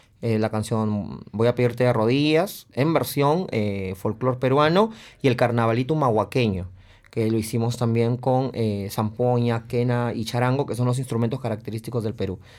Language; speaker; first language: Spanish; native; Spanish